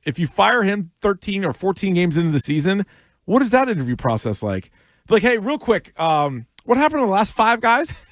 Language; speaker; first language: English; native; English